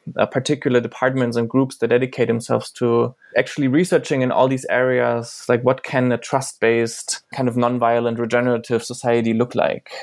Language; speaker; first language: English; non-native, fluent; German